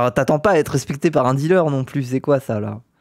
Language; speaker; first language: French; native; French